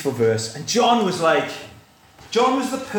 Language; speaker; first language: English; native; English